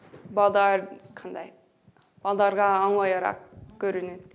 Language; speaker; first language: Kyrgyz; non-native, learner; English